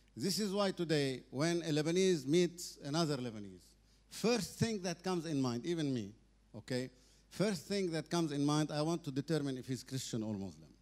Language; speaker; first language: English; non-native, fluent; Arabic